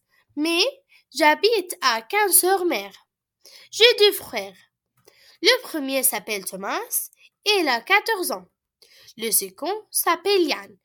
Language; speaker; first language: French; non-native, learner; Arabic